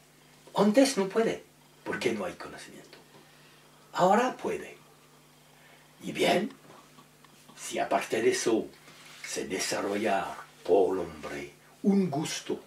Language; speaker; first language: Spanish; non-native, learner; French